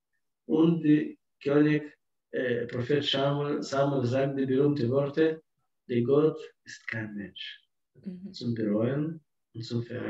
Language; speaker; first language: German; non-native, fluent; Russian